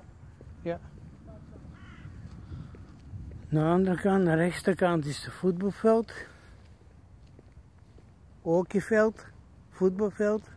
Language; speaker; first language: Dutch; non-native, learner; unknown